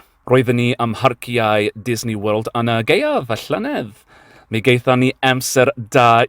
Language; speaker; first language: Welsh; non-native, learner; English